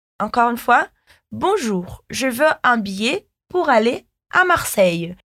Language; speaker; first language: French; non-native, fluent; Portuguese